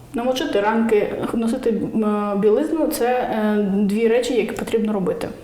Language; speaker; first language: Ukrainian; non-native, local second language; Russian